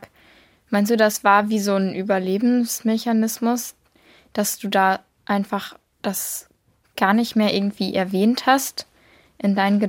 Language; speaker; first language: German; native; German